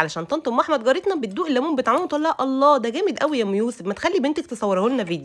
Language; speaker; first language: Arabic; native; Arabic